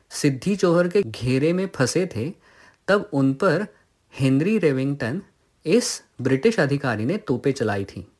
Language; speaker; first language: Hindi; non-native, local second language; Marathi